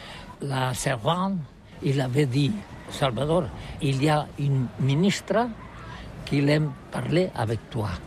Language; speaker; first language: French; non-native, learner; Catalan